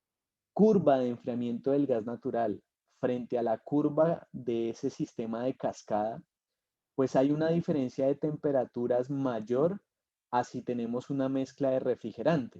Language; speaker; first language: Spanish; native; Spanish